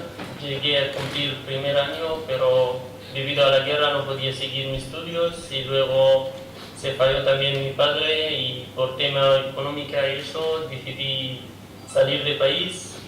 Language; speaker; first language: Spanish; non-native, fluent; Kurdish